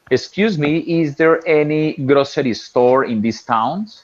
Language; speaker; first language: English; non-native, fluent; Spanish